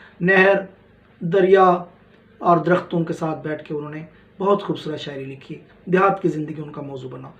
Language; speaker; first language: Urdu; non-native, local second language; Punjabi